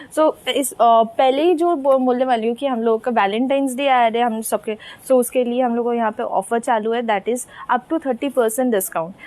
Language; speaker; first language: Hindi; non-native, local second language; Bangla